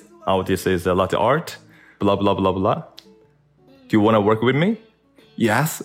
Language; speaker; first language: English; non-native, learner; Korean